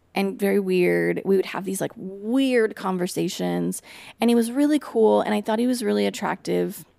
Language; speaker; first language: English; native; English